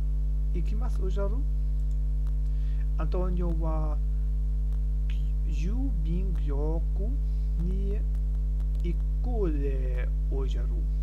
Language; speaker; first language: Japanese; non-native, learner; German